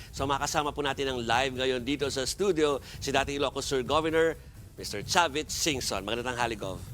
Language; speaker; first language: Filipino; native; Filipino